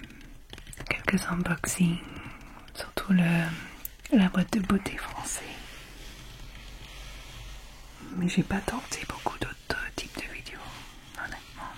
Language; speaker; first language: French; non-native, fluent; English